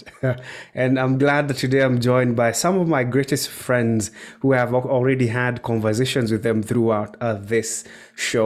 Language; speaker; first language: English; non-native, local second language; Kikuyu